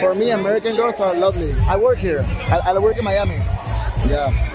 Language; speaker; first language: English; early bilingual, other home language; Spanish